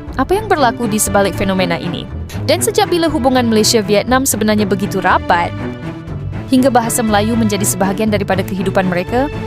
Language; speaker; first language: Malay; native; Malay